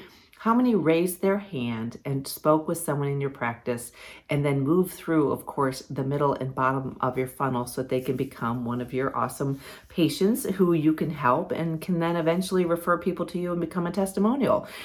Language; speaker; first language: English; native; English